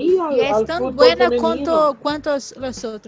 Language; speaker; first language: Spanish; non-native, learner; Portuguese